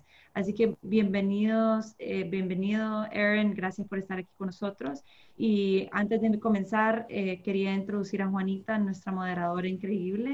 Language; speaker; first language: Spanish; early bilingual, heritage; Spanish